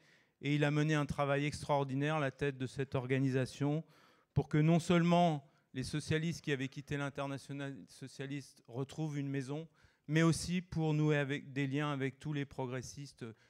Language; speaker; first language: French; native; French